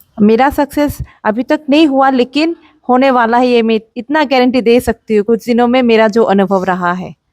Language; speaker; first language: Hindi; non-native, local second language; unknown